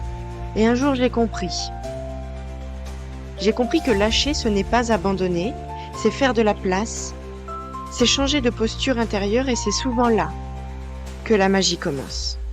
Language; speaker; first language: French; native; French